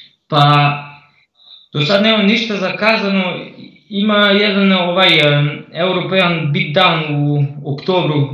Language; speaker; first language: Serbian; early bilingual, heritage; Croatian